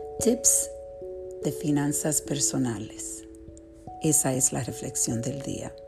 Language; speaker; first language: Spanish; early bilingual, heritage; Spanish